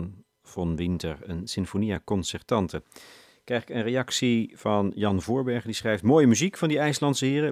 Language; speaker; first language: Dutch; native; Dutch